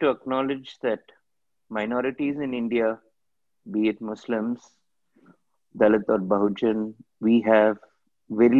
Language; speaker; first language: English; non-native, local second language; Tamil